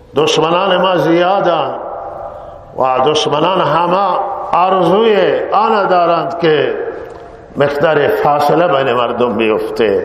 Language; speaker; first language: Persian; non-native, local second language; Baluchi